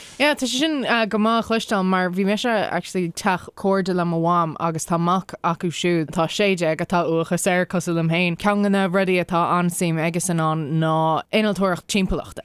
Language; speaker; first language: Irish; non-native, local second language; English